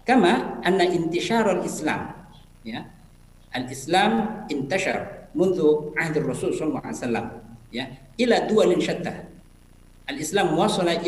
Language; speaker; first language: Arabic; non-native, fluent; Indonesian